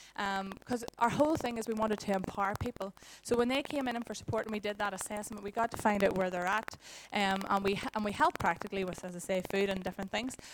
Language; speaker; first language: English; native; English